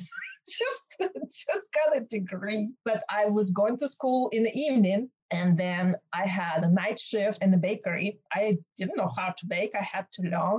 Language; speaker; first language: English; non-native, fluent; Russian